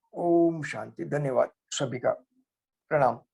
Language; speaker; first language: Hindi; non-native, local second language; Gujarati